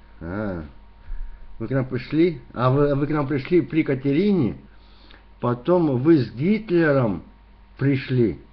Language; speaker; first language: Russian; native; Russian